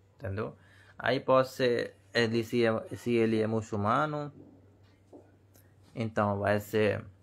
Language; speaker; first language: Portuguese; non-native, learner; Hindi